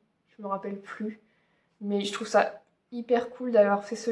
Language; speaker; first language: French; native; French